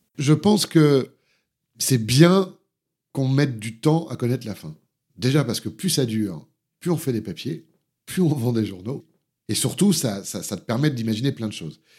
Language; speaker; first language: French; native; French